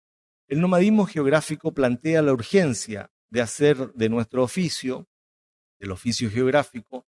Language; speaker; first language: Spanish; native; Spanish